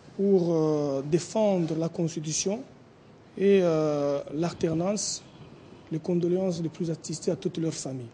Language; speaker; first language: French; non-native, local second language; Lingala